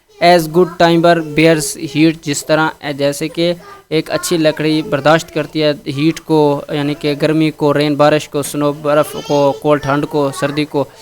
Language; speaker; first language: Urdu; non-native, local second language; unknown